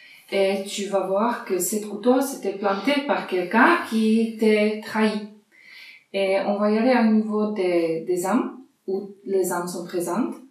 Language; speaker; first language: French; non-native, fluent; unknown